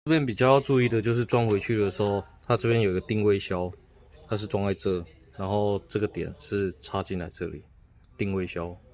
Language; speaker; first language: Chinese; native; Chinese